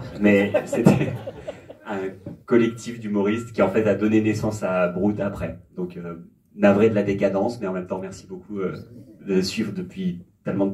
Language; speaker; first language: French; native; French